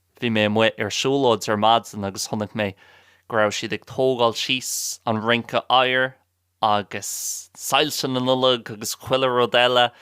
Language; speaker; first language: Irish; non-native, local second language; English